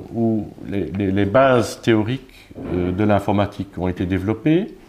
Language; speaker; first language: French; native; French